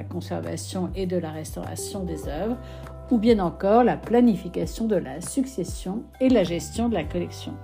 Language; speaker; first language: French; native; French